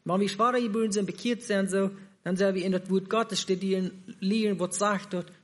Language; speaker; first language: German; non-native, learner; Plautdietsch